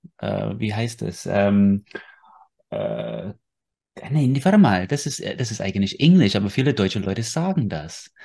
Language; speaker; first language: German; non-native, fluent; English